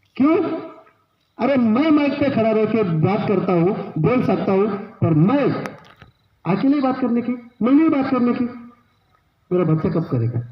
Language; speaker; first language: Hindi; non-native, local second language; Marathi